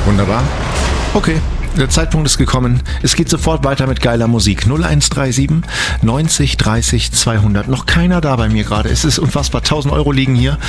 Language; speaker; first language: German; native; German